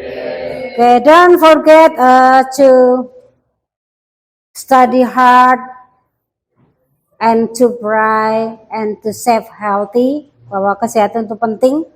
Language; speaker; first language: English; non-native, local second language; Indonesian